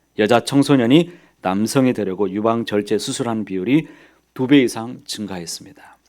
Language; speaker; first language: Korean; native; Korean